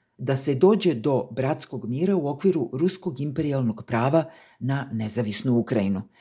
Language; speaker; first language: Serbian; native; Serbian